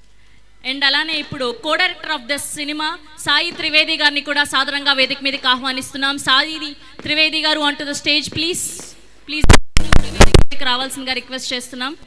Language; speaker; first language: Telugu; native; Telugu